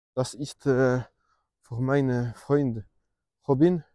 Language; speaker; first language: German; non-native, learner; French